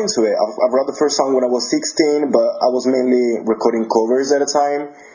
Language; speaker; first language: English; non-native, fluent; Italian